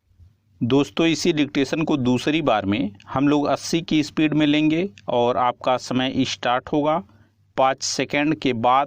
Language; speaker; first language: Hindi; native; Hindi